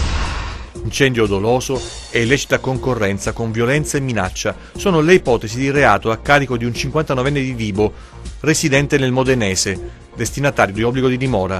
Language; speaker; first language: Italian; native; Italian